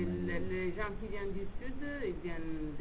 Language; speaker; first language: French; non-native, fluent; Italian